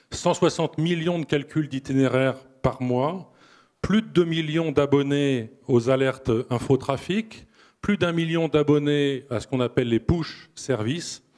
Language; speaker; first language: French; native; French